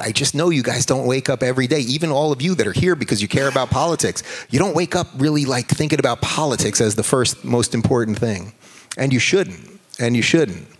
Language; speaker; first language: English; native; English